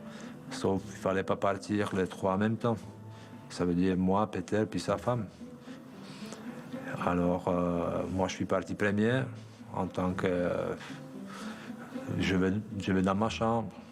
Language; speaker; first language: French; non-native, fluent; Slovak